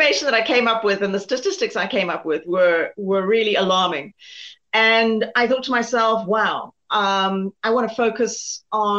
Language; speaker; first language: English; native; English